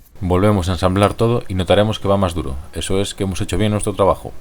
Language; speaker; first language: Spanish; native; Spanish